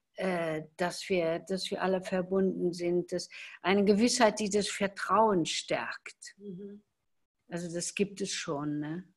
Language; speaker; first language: German; non-native, local second language; Luxembourgish